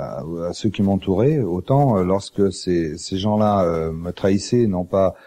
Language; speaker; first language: French; native; French